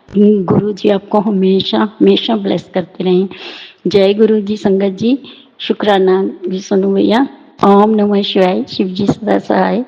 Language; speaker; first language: Hindi; non-native, local second language; Punjabi